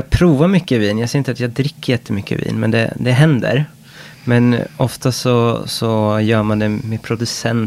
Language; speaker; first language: Swedish; non-native, fluent; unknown